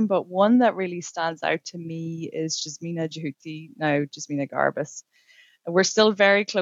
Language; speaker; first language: English; native; English